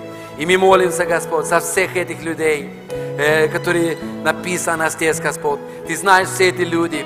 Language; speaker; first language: Russian; non-native, fluent; Norwegian